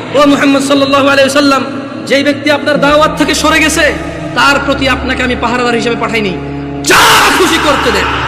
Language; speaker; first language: Bangla; early bilingual, heritage; Bangla